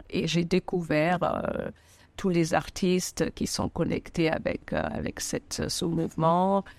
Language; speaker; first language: French; non-native, fluent; German